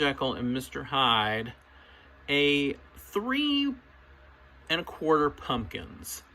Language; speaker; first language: English; native; English